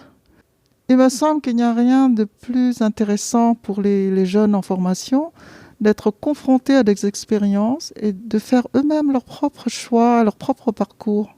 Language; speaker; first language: French; non-native, fluent; Vietnamese